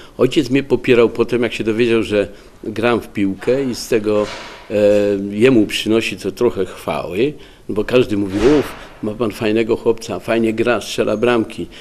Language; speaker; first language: Polish; native; Polish